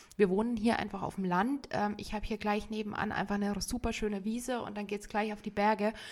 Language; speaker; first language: German; native; German